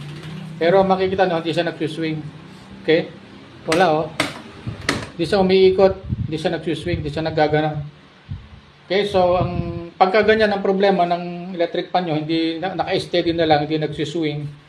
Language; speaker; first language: Filipino; native; Filipino